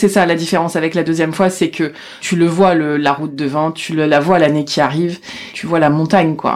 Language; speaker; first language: French; native; French